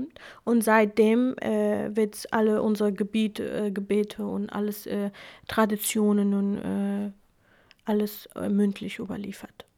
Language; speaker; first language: German; early bilingual, other home language; Kurdish